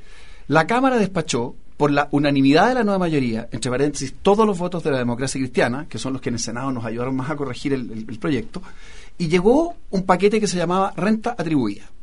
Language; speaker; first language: Spanish; native; Spanish